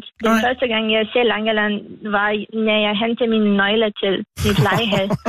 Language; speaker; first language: Danish; non-native, learner; Lithuanian